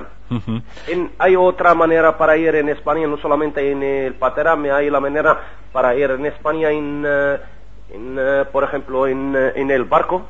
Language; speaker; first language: Spanish; non-native, learner; Arabic